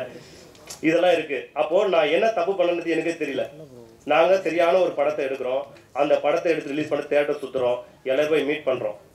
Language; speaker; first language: Tamil; native; Tamil